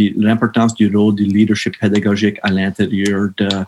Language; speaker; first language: French; native; French